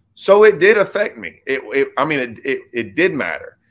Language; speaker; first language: English; native; English